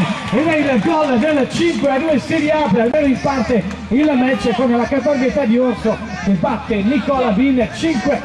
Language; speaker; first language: Italian; native; Italian